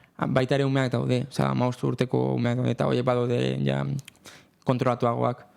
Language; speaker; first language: Basque; native; Basque